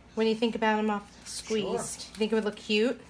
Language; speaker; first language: English; native; English